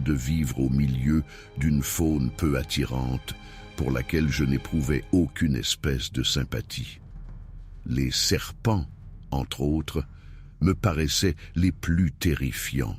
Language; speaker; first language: French; native; French